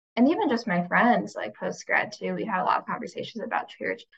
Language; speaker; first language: English; native; English